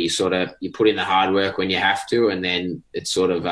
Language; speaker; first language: English; native; English